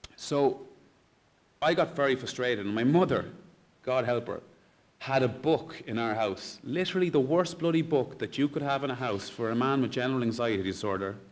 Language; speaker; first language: English; native; English